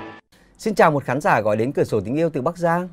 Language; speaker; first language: Vietnamese; native; Vietnamese